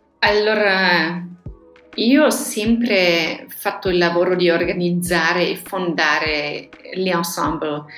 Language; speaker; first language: Italian; non-native, fluent; German